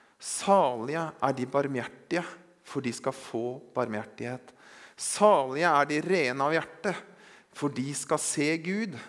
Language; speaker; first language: Norwegian; native; Norwegian